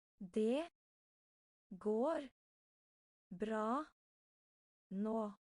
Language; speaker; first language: Norwegian; non-native, learner; English